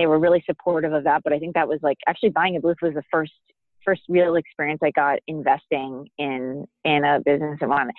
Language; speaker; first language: English; native; English